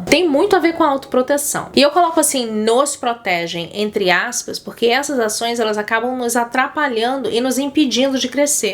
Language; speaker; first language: Portuguese; native; Portuguese